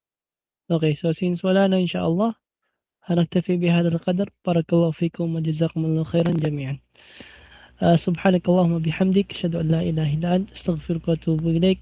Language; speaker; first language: Arabic; non-native, fluent; Filipino